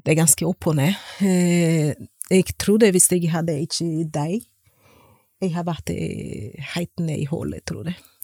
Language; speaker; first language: Norwegian; non-native, learner; Portuguese